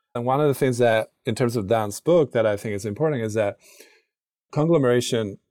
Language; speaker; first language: English; non-native, fluent; Spanish